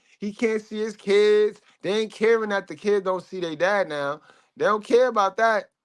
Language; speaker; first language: English; native; English